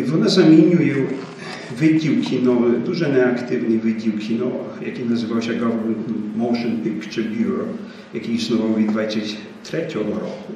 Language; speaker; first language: Ukrainian; early bilingual, heritage; Ukrainian